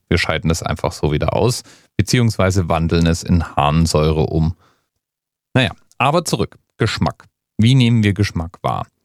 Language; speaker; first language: German; native; German